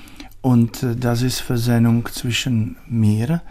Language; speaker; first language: German; non-native, learner; Czech